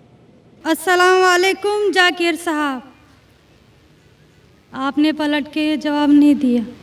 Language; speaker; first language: Hindi; non-native, local second language; Marathi